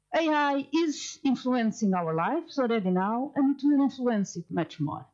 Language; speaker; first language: English; non-native, fluent; Portuguese